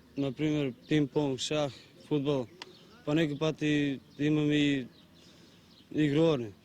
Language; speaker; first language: Macedonian; native; Macedonian